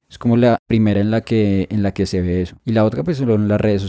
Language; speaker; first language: Spanish; native; Spanish